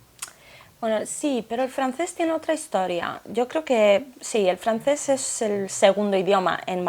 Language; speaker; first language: Spanish; non-native, local second language; Arabic